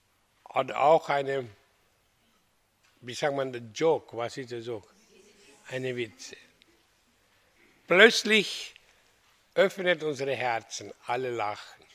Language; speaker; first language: German; non-native, fluent; Hindi